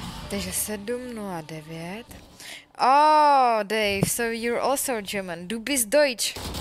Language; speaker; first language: English; non-native, fluent; Czech